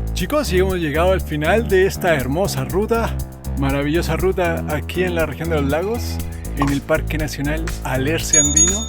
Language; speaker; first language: Spanish; native; Spanish